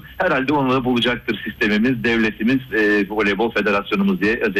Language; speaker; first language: Turkish; native; Turkish